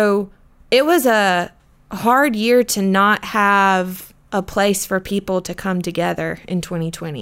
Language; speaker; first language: English; native; English